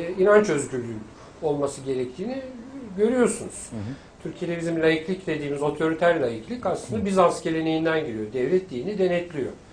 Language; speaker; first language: Turkish; native; Turkish